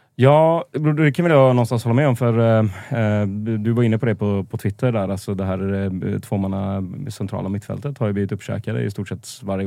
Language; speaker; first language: Swedish; native; Swedish